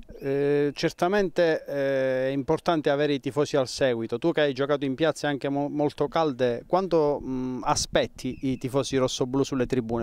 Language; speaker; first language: Italian; native; Italian